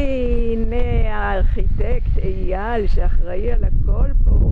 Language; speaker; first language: Hebrew; native; Hebrew